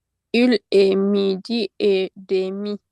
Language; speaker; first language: French; non-native, learner; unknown